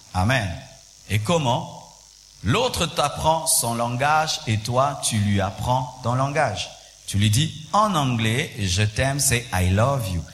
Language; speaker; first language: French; non-native, local second language; Swahili